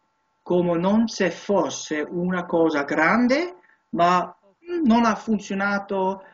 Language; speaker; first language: Italian; non-native, learner; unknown